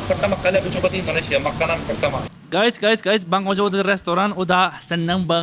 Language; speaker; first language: Indonesian; non-native, learner; Turkish